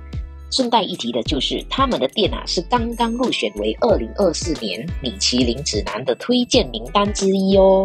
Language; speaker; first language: Chinese; native; Chinese